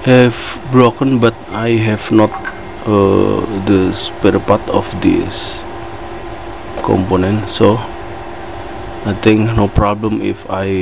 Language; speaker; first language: English; non-native, learner; Indonesian